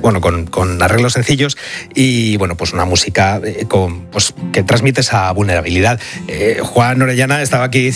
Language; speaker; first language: Spanish; native; Spanish